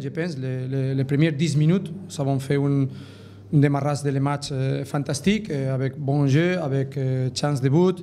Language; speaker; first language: French; non-native, learner; Spanish